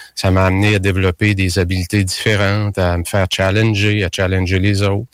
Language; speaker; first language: French; native; French